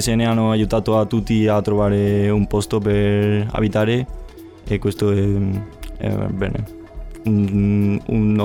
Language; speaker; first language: Italian; non-native, learner; Spanish